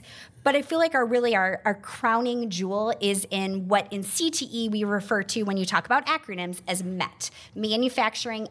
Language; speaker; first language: English; native; English